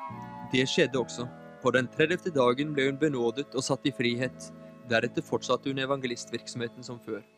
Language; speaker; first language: Norwegian; native; Norwegian